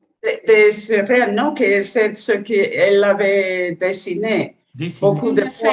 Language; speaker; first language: French; non-native, learner; Spanish